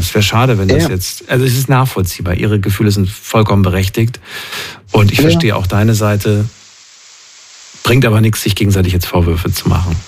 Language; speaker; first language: German; native; German